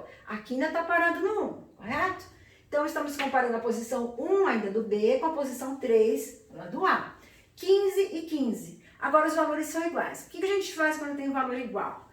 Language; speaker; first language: Portuguese; native; Portuguese